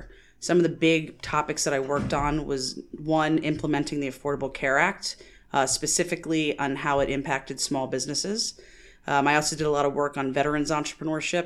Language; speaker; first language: English; native; English